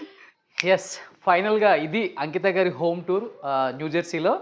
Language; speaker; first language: Telugu; native; Telugu